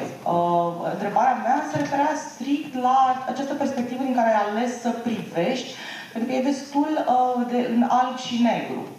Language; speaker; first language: Romanian; native; Romanian